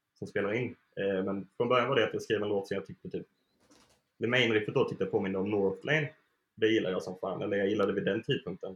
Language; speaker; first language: Swedish; native; Swedish